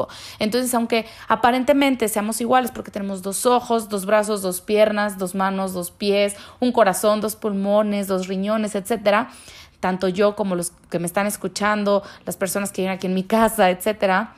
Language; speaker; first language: Spanish; native; Spanish